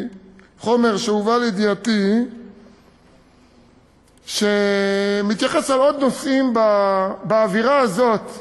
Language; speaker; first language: Hebrew; native; Hebrew